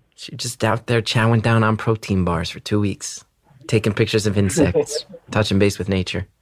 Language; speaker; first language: English; native; English